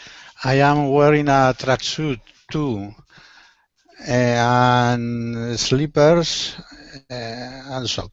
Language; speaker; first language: English; non-native, learner; Spanish